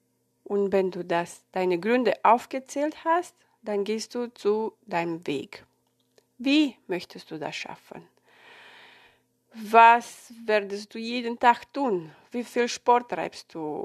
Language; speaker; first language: German; non-native, fluent; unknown